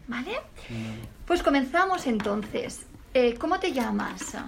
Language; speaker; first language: Spanish; native; Spanish